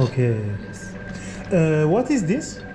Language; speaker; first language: English; non-native, learner; Turkish